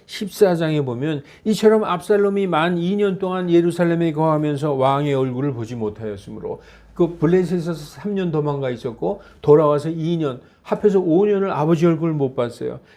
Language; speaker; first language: Korean; native; Korean